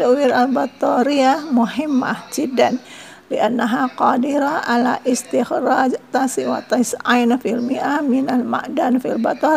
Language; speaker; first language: Arabic; non-native, fluent; Indonesian